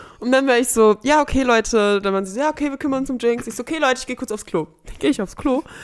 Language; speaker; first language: German; native; German